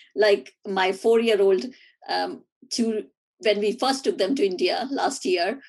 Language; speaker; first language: English; non-native, local second language; Hindi